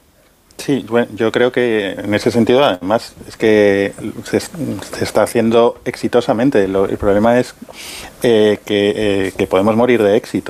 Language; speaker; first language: Spanish; native; Spanish